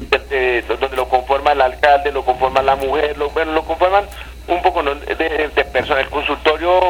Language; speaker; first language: Spanish; native; Spanish